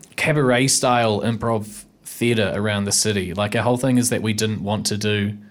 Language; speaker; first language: English; native; English